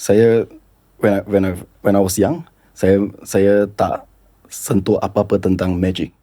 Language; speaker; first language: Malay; non-native, local second language; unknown